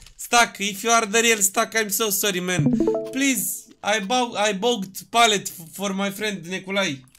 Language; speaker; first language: English; non-native, learner; Romanian